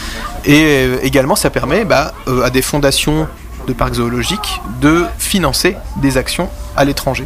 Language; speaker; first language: French; native; French